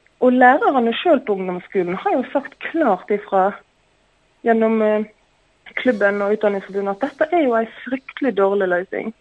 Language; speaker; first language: Norwegian; native; Norwegian